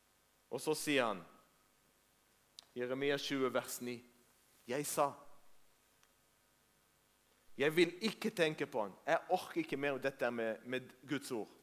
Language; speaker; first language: Norwegian; non-native, fluent; Hebrew